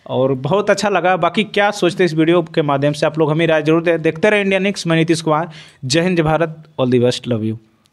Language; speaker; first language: Hindi; native; Hindi